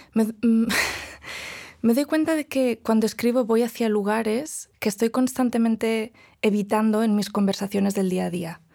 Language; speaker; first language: Spanish; non-native, local second language; Galician